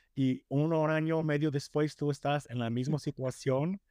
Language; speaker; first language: Spanish; non-native, fluent; English